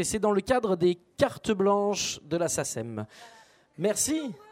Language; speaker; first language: French; native; French